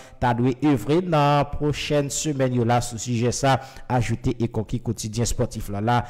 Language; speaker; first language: French; non-native, local second language; Haitian Creole